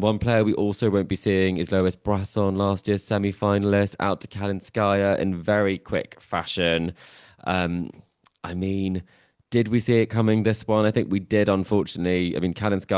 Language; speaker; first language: English; native; English